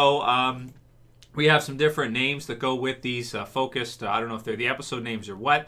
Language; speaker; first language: English; native; English